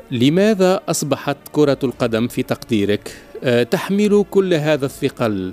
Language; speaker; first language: Arabic; native; Arabic